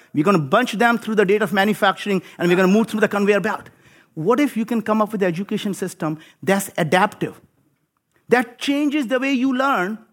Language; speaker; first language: English; non-native, local second language; Hindi